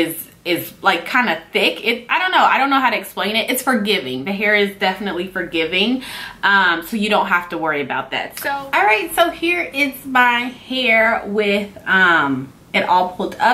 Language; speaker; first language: English; native; English